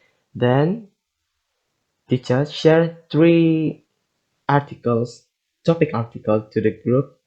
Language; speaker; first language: English; non-native, learner; Indonesian